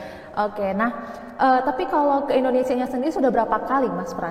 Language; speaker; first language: Indonesian; native; Indonesian